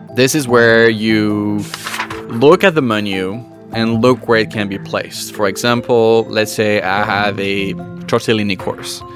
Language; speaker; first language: English; non-native, fluent; French